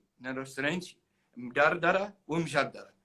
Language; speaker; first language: Portuguese; non-native, learner; Arabic